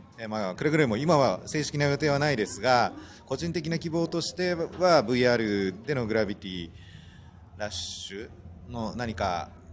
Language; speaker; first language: Japanese; native; Japanese